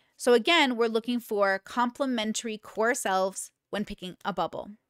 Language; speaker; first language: English; native; English